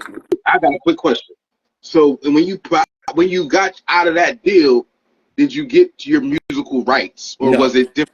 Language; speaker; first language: English; native; English